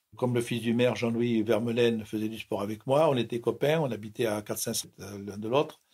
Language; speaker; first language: French; native; French